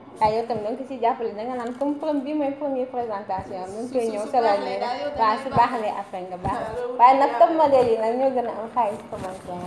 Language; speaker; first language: Wolof; native; Wolof